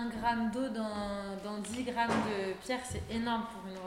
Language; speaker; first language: French; native; French